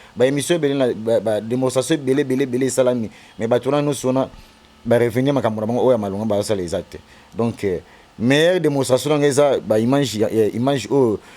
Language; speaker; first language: Lingala; non-native, local second language; Kongo